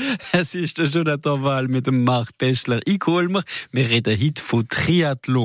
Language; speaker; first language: German; native; German